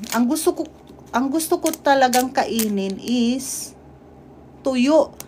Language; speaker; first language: Filipino; native; Filipino